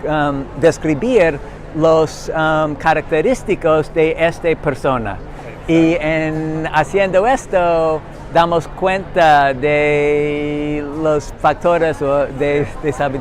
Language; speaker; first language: Spanish; non-native, learner; English